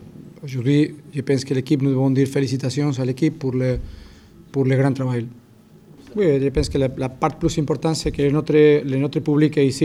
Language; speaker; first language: French; non-native, fluent; Spanish